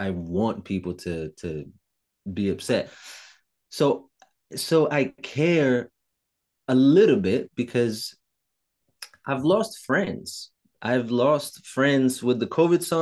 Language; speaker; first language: English; non-native, fluent; Italian